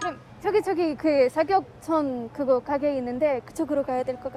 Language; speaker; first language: Korean; non-native, fluent; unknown